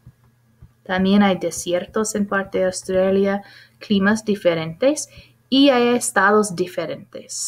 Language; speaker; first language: Spanish; non-native, fluent; English